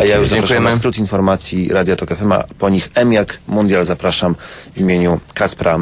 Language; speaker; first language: Polish; native; Polish